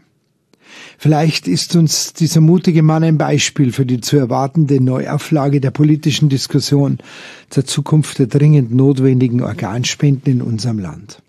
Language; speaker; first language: German; native; German